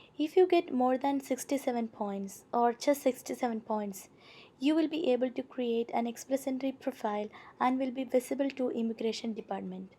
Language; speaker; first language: English; non-native, local second language; Malayalam